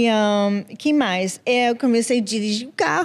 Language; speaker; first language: Portuguese; non-native, fluent; English